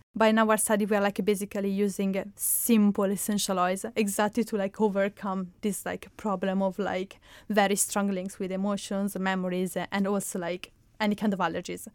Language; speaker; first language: English; non-native, fluent; Italian